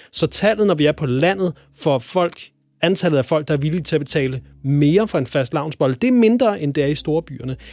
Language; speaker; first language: Danish; native; Danish